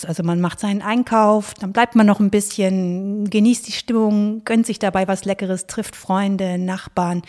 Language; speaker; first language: German; native; German